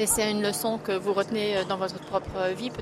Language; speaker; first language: French; native; French